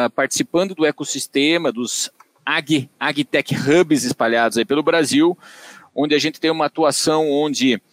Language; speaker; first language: Portuguese; native; Portuguese